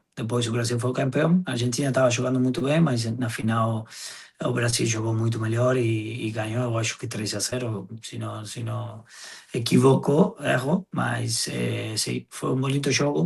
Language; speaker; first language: Portuguese; non-native, fluent; Spanish